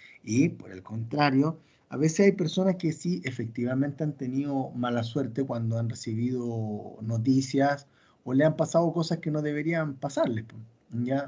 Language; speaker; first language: Spanish; native; Spanish